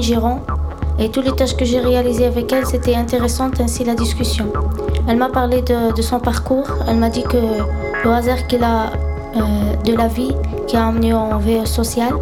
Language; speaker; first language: French; non-native, fluent; Arabic